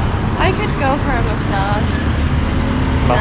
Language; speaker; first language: English; non-native, fluent; Finnish